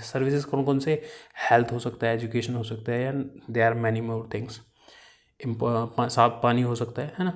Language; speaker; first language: Hindi; native; Hindi